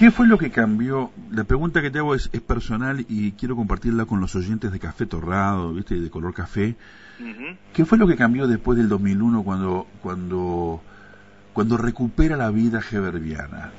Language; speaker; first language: Spanish; native; Spanish